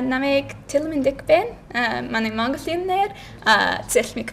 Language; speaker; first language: Mongolian; non-native, learner; English